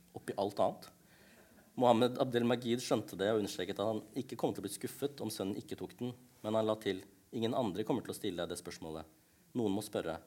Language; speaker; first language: Norwegian; early bilingual, other home language; Tamil